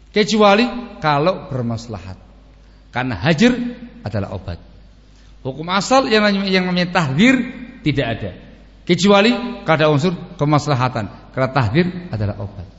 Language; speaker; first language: Indonesian; non-native, local second language; Javanese